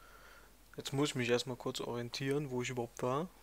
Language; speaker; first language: German; native; German